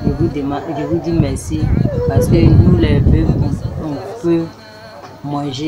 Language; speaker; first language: French; non-native, local second language; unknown